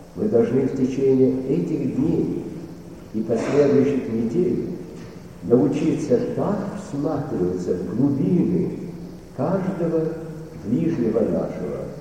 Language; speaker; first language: Russian; native; Russian